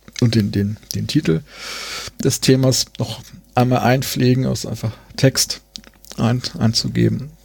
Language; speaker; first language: German; native; German